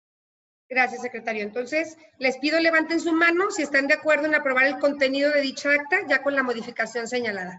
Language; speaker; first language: Spanish; native; Spanish